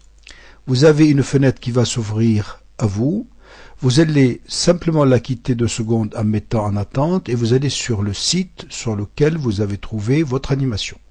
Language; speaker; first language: French; native; French